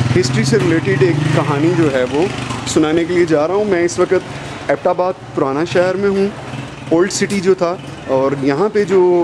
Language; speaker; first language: Urdu; non-native, local second language; Punjabi